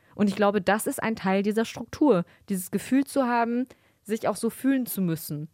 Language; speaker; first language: German; early bilingual, other home language; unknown